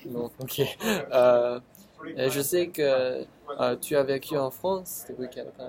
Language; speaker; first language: French; non-native, learner; Chinese